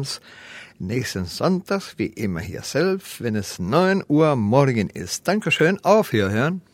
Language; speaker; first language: German; early bilingual, heritage; Spanish